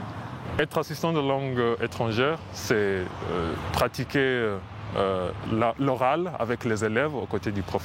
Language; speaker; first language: French; non-native, fluent; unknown